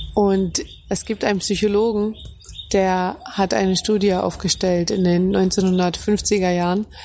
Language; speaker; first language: German; native; German